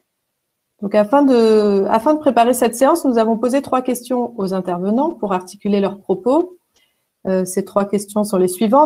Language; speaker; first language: French; native; French